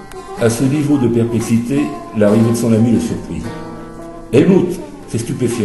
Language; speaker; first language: French; native; French